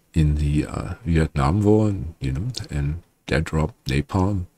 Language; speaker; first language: English; non-native, fluent; German